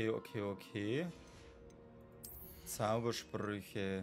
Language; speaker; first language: German; native; German